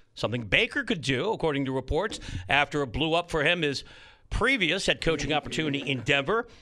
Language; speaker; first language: English; native; English